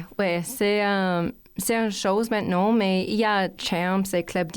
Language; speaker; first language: French; non-native, learner; English